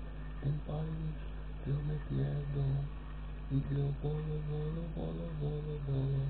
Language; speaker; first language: Spanish; non-native, learner; Romanian